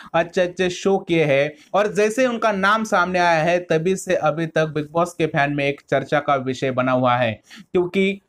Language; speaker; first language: Hindi; non-native, local second language; Marathi